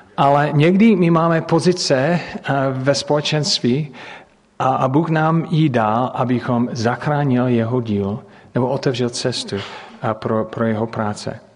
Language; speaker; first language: Czech; non-native, fluent; English